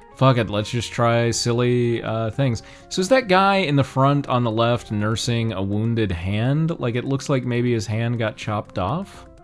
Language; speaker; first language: English; native; English